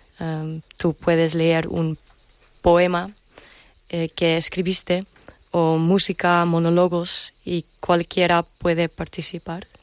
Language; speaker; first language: Spanish; non-native, learner; English